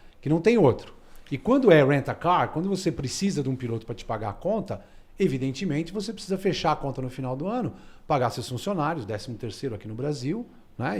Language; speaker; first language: Portuguese; native; Portuguese